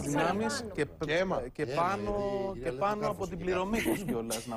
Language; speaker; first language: Greek; native; Greek